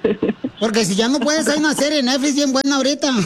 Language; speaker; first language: Spanish; native; Spanish